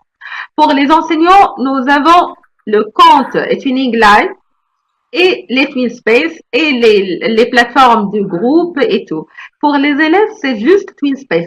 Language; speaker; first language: French; non-native, local second language; Arabic